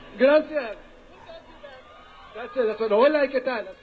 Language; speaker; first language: Spanish; non-native, learner; English